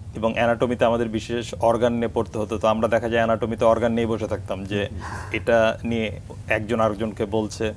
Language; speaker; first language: Bangla; early bilingual, heritage; Bangla